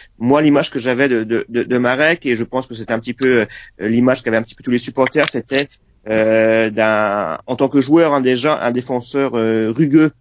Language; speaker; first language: French; native; French